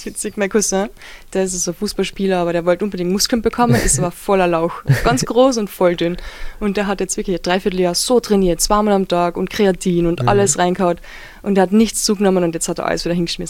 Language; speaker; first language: German; native; German